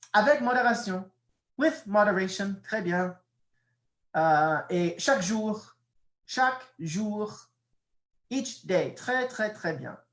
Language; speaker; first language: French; non-native, fluent; English